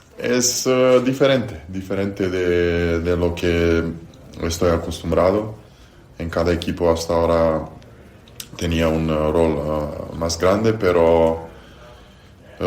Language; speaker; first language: Spanish; non-native, fluent; Serbian